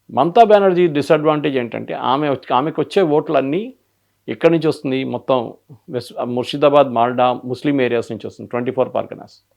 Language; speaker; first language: Telugu; non-native, local second language; Malayalam